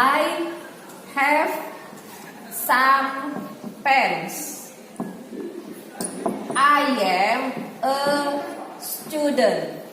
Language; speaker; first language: English; non-native, learner; Indonesian